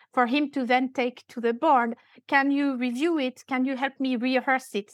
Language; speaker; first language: English; non-native, fluent; French